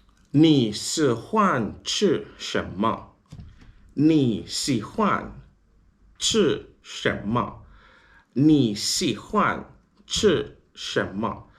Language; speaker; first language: Chinese; non-native, learner; English